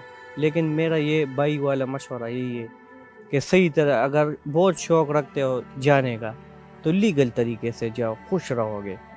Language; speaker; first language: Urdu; non-native, local second language; Pashto